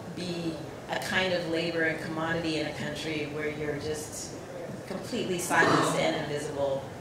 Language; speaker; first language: English; native; English